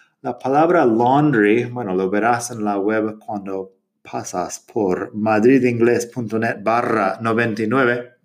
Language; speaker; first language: Spanish; non-native, fluent; English